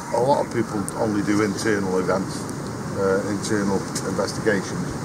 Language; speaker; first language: English; native; English